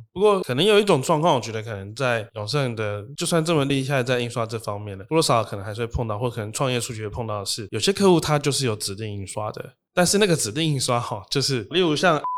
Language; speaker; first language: Chinese; native; Chinese